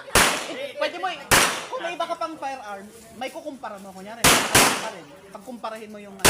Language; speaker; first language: Filipino; native; Filipino